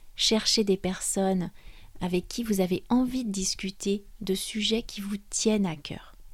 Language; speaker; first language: French; native; French